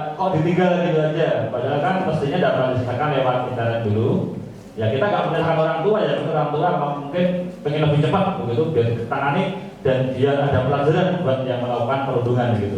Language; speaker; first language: Indonesian; native; Indonesian